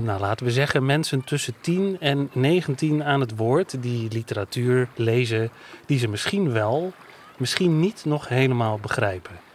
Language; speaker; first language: Dutch; native; Dutch